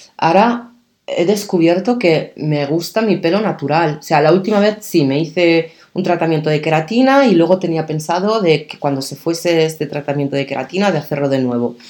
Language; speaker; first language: Spanish; early bilingual, other home language; Arabic